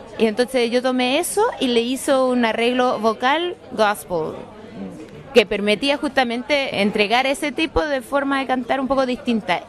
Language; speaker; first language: Spanish; early bilingual, heritage; Spanish